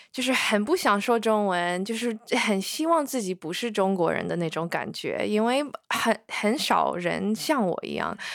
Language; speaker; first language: Chinese; early bilingual, heritage; Chinese